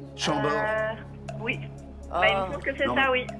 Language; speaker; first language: French; native; French